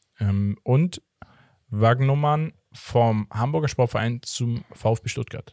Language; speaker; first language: German; early bilingual, other home language; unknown